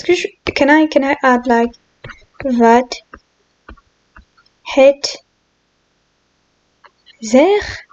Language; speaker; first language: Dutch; non-native, learner; French